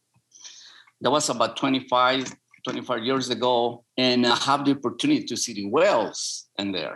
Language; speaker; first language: English; non-native, learner; Spanish